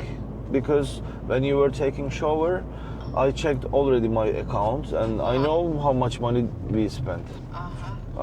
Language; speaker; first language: English; non-native, learner; Turkish